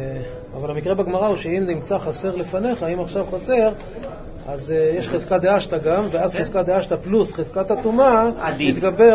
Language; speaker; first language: Hebrew; native; Hebrew